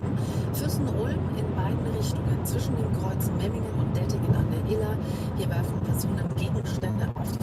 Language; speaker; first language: German; native; German